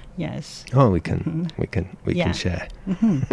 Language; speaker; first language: English; native; English